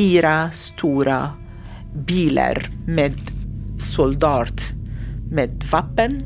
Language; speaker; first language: Swedish; non-native, learner; Arabic